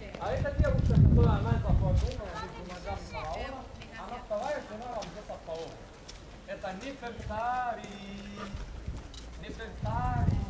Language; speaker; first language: Russian; non-native, learner; Arabic